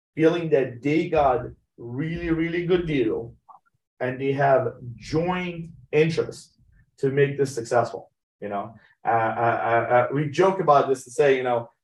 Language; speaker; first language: English; early bilingual, other home language; Persian